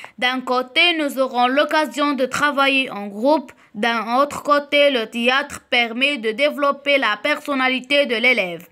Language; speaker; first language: French; non-native, local second language; Arabic